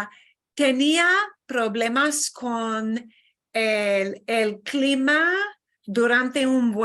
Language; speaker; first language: Spanish; non-native, fluent; English